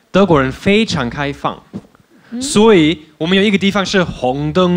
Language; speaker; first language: Chinese; non-native, fluent; German